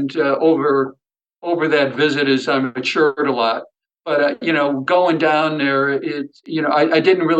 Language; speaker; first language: English; native; English